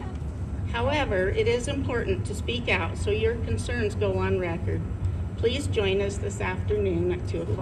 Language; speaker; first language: English; native; English